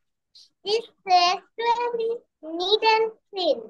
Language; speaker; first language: English; non-native, learner; Bangla